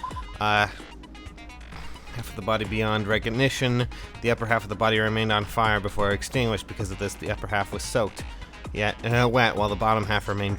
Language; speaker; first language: English; native; English